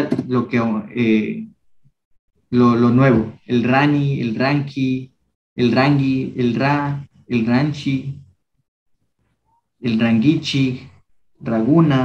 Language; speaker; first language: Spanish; non-native, local second language; Quechua